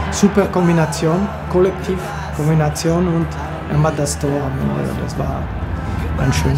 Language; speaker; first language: German; non-native, fluent; French